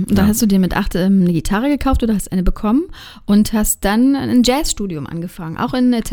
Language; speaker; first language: German; native; German